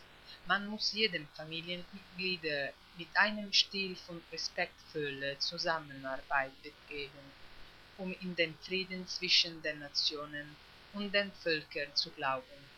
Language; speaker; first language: German; non-native, fluent; Italian